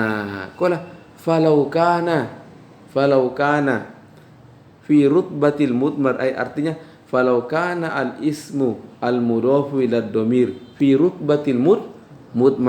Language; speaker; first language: Arabic; non-native, fluent; Indonesian